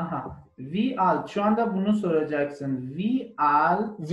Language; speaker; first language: Turkish; non-native, learner; German